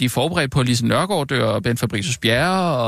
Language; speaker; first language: Danish; native; Danish